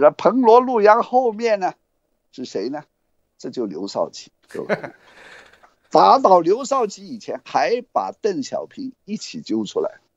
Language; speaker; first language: Chinese; non-native, fluent; Cantonese